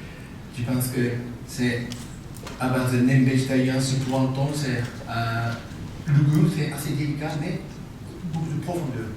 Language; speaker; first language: French; non-native, fluent; Japanese